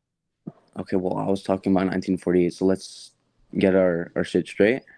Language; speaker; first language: English; native; English